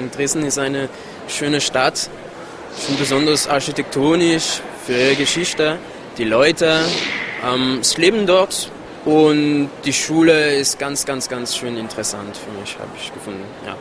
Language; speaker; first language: German; non-native, fluent; French